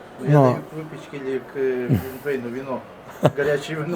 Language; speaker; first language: Russian; non-native, local second language; Ukrainian